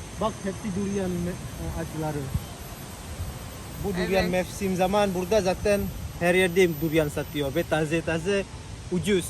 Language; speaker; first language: Turkish; non-native, learner; Indonesian